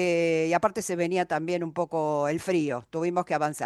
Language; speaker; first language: Spanish; native; Spanish